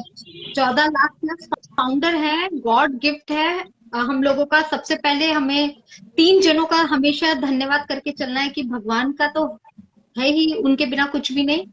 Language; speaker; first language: Hindi; native; Hindi